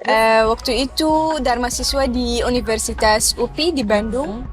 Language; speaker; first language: Indonesian; non-native, fluent; Arabic